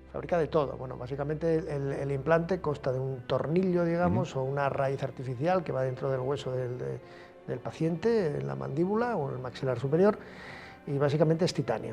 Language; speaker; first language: Spanish; native; Spanish